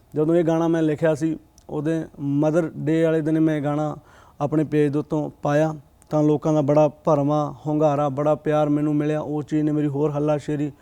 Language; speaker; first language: Punjabi; native; Punjabi